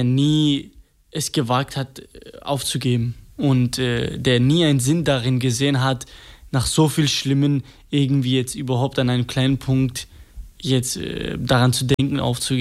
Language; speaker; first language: German; non-native, fluent; Kurdish